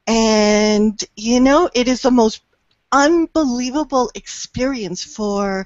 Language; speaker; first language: English; native; English